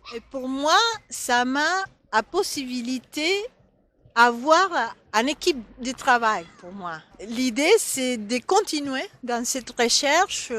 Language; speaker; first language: French; non-native, fluent; Spanish